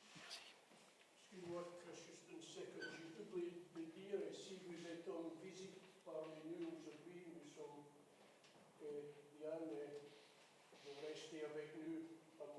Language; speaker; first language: French; non-native, fluent; English